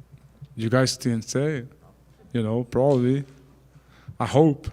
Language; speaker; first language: English; native; English